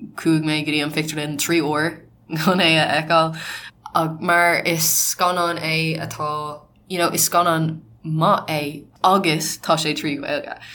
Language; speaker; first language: Irish; non-native, local second language; English